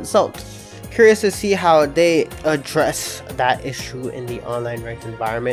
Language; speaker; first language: English; native; English